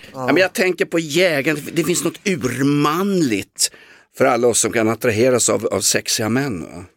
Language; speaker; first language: Swedish; native; Swedish